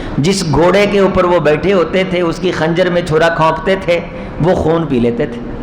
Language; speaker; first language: Urdu; non-native, local second language; Punjabi